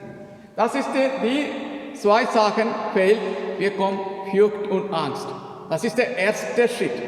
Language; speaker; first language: German; non-native, learner; Malayalam